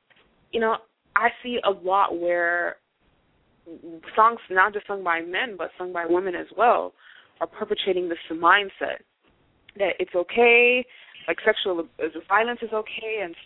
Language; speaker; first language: English; non-native, fluent; Haitian Creole